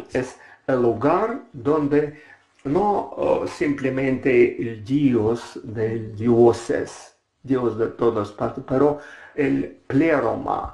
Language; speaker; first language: Spanish; non-native, learner; Russian